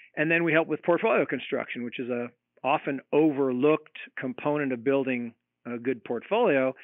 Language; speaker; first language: English; native; English